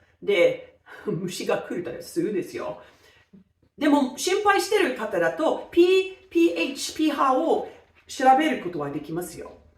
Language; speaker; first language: Japanese; non-native, fluent; English